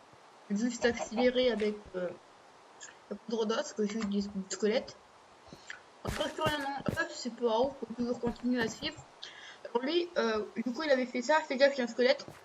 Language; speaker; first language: French; native; French